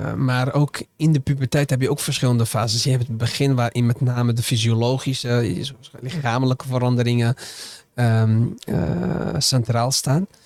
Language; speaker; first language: Dutch; early bilingual, other home language; Arabic